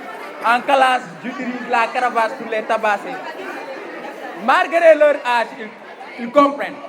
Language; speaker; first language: French; non-native, local second language; Wolof